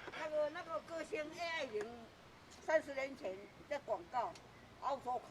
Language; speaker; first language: Chinese; non-native, local second language; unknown